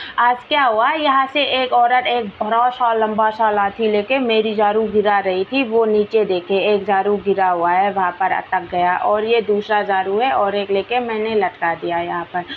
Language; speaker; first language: Hindi; non-native, local second language; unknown